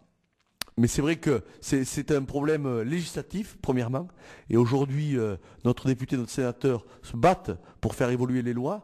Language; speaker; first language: French; native; French